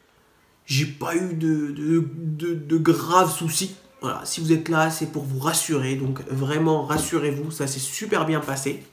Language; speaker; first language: French; native; French